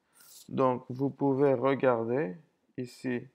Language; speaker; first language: French; non-native, fluent; English